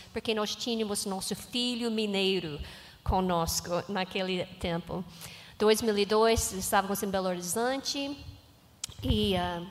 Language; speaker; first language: Portuguese; non-native, learner; English